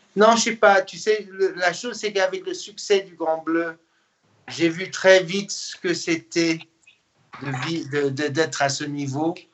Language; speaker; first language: French; non-native, fluent; English